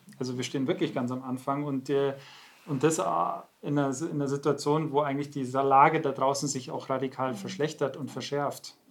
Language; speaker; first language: German; native; German